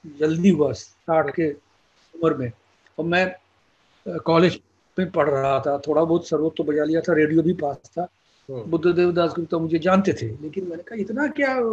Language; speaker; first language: Hindi; non-native, local second language; Bangla